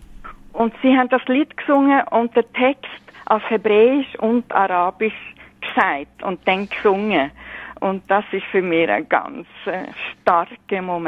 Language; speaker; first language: German; non-native, fluent; Norwegian